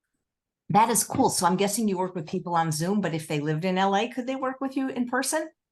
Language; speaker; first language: English; native; English